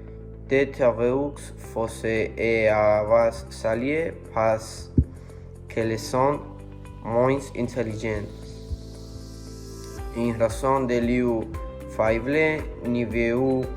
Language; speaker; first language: French; non-native, learner; Spanish